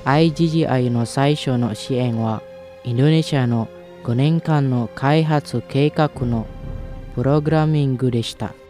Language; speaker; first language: Japanese; non-native, fluent; Indonesian